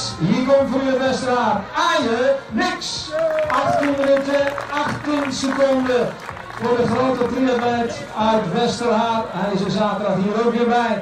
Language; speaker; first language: Dutch; native; Dutch